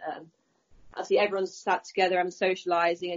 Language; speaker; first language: English; native; English